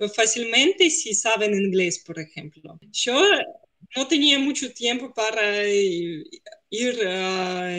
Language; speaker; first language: Spanish; non-native, fluent; Russian